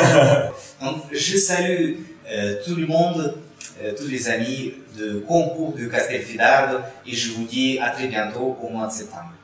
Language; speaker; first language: French; non-native, fluent; Russian